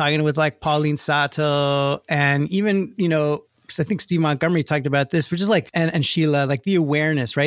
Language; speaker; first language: English; native; English